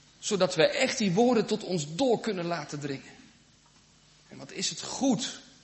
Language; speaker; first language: Dutch; native; Dutch